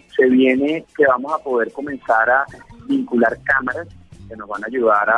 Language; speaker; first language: Spanish; native; Spanish